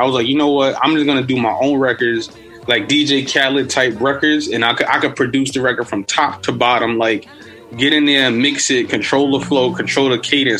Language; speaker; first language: English; native; English